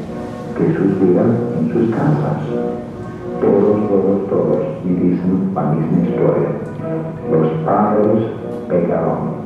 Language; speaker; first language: Spanish; non-native, fluent; English